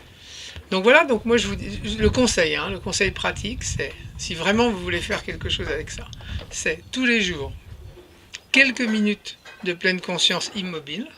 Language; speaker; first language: French; native; French